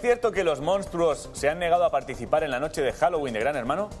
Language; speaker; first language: Spanish; native; Spanish